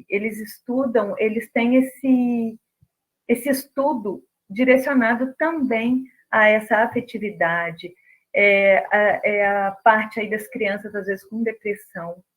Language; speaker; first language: Portuguese; native; Portuguese